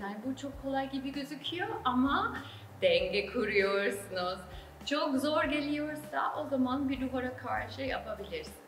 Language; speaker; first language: Turkish; non-native, fluent; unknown